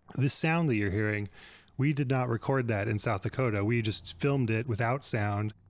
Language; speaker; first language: English; native; English